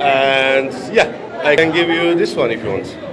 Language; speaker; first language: English; non-native, learner; Turkish